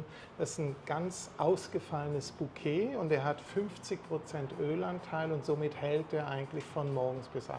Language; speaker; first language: German; native; German